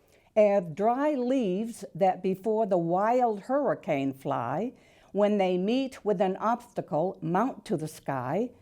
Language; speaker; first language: English; native; English